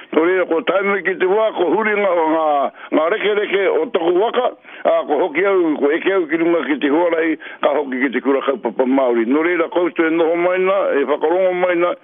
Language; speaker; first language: Māori; native; Māori